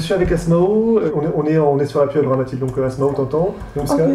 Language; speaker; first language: French; native; French